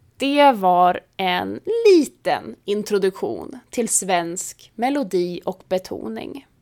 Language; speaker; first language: Swedish; native; Swedish